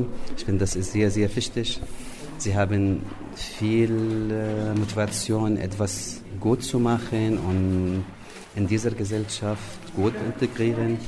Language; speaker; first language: German; non-native, learner; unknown